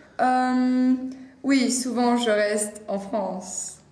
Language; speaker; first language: French; non-native, learner; English